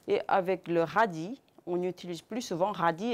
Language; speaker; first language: French; non-native, fluent; Korean